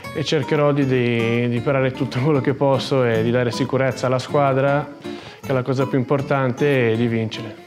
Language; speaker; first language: Italian; native; Italian